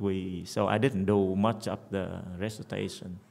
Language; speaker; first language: English; non-native, fluent; Vietnamese